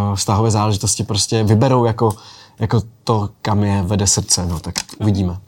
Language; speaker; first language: Czech; native; Czech